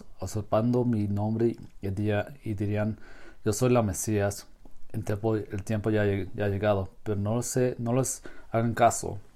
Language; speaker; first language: Spanish; non-native, learner; English